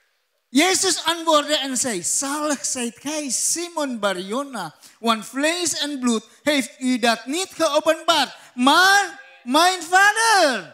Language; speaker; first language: Dutch; non-native, learner; Indonesian